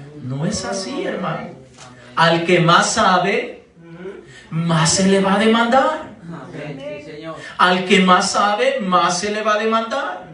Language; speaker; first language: Spanish; native; Spanish